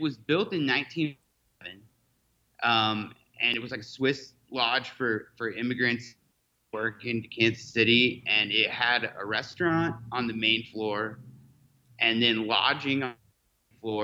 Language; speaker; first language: English; native; English